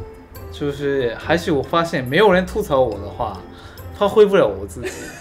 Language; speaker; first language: Chinese; non-native, fluent; Japanese